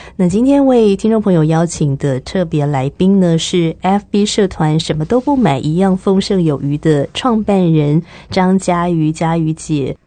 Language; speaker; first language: Chinese; native; Chinese